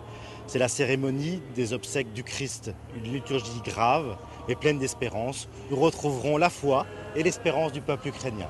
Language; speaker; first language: French; native; French